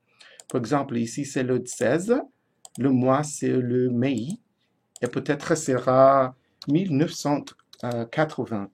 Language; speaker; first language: French; non-native, fluent; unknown